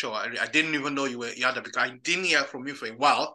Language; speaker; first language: English; non-native, local second language; Yoruba